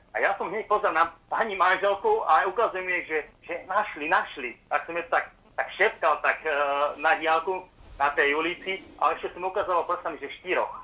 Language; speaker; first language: Slovak; native; Slovak